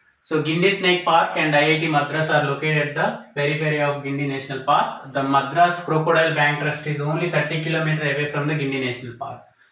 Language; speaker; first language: English; non-native, local second language; Telugu